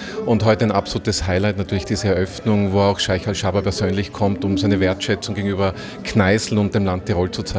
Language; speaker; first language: German; native; German